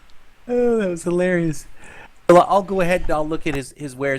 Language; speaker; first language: English; native; English